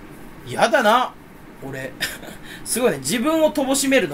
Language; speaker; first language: Japanese; native; Japanese